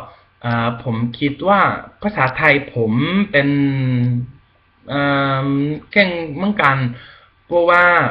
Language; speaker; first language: Thai; non-native, learner; Spanish